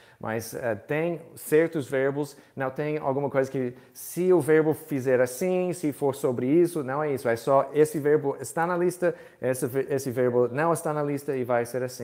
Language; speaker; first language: Portuguese; non-native, fluent; English